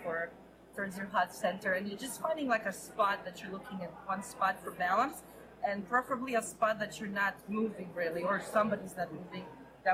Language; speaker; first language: English; non-native, fluent; Hebrew